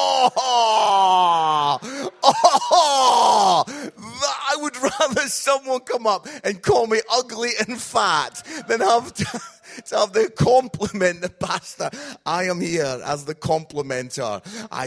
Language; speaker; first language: English; native; English